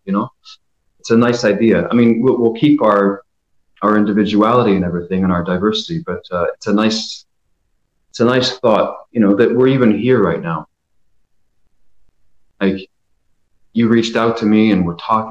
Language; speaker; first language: English; early bilingual, other home language; Persian